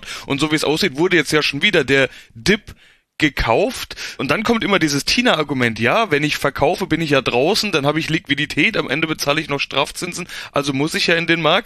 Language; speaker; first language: German; native; German